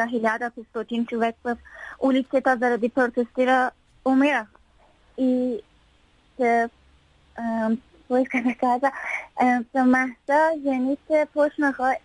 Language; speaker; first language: Bulgarian; non-native, learner; Persian